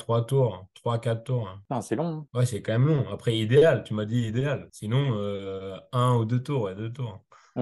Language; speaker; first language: French; native; French